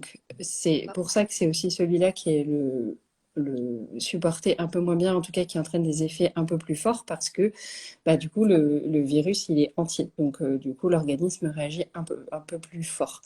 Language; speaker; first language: French; native; French